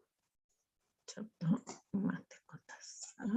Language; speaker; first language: Japanese; non-native, learner; Bulgarian